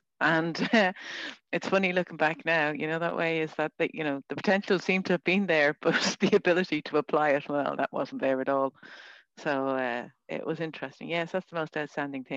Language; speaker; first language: English; native; English